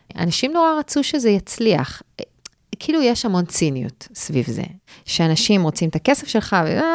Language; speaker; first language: Hebrew; native; Hebrew